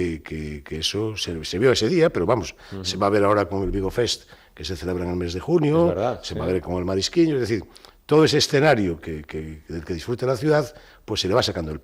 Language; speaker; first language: Spanish; native; Spanish